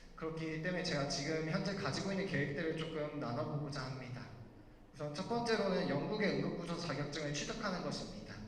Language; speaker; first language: Korean; native; Korean